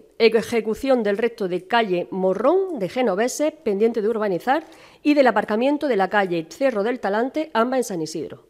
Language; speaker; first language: Spanish; native; Spanish